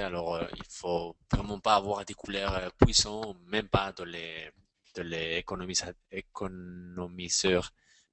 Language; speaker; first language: French; non-native, fluent; Spanish